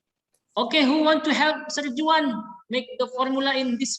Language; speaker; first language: English; non-native, learner; Indonesian